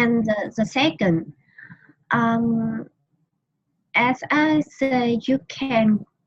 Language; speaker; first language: English; non-native, learner; Vietnamese